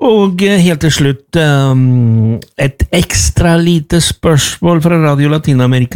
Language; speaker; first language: Norwegian; non-native, fluent; Spanish